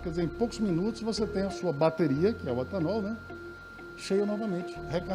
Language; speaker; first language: Portuguese; native; Portuguese